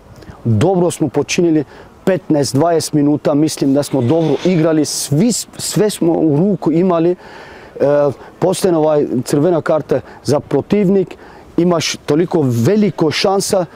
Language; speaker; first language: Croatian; non-native, learner; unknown